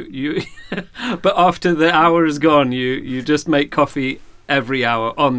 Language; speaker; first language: English; native; English